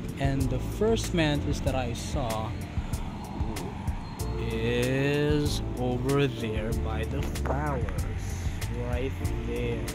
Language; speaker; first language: English; non-native, local second language; Filipino